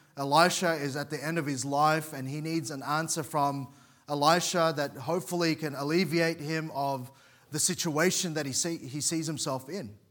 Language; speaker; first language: English; native; English